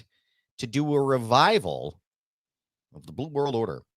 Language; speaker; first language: English; native; English